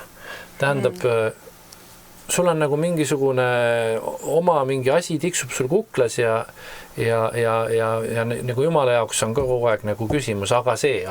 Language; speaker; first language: Estonian; native; Estonian